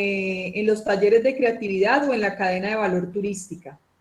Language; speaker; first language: Spanish; native; Spanish